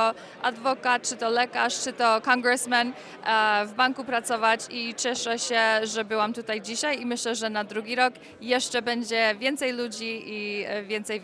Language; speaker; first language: Polish; early bilingual, heritage; Polish